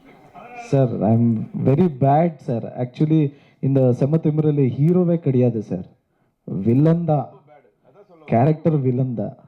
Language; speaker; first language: Tamil; non-native, learner; Kannada